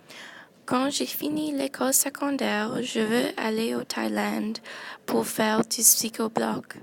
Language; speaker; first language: French; non-native, local second language; English